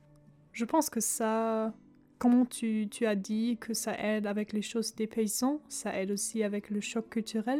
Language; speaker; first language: French; non-native, fluent; German